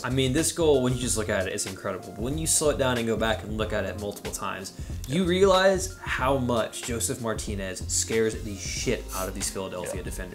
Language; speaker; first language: English; native; English